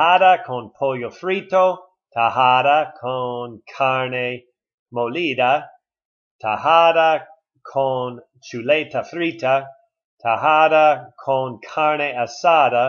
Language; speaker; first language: Spanish; non-native, learner; English